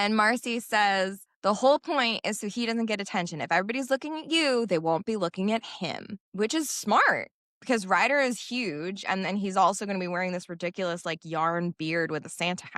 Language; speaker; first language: English; native; English